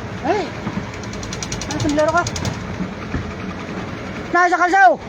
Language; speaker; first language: Filipino; native; Filipino